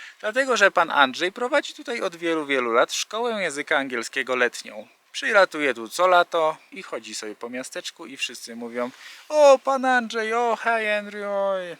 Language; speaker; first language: Polish; native; Polish